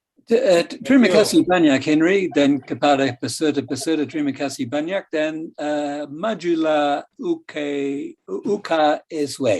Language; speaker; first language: Indonesian; non-native, fluent; English